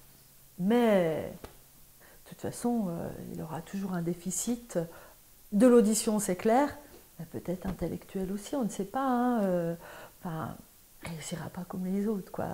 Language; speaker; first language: French; native; French